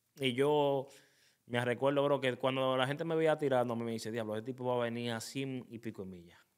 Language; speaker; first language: Spanish; native; Spanish